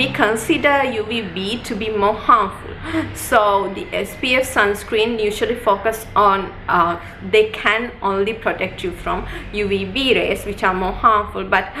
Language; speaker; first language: English; non-native, local second language; Sinhala